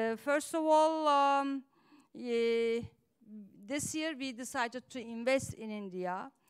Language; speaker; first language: English; non-native, fluent; Turkish